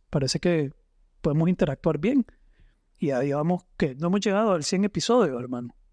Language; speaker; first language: Spanish; native; Spanish